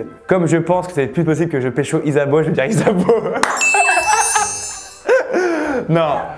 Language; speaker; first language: French; native; French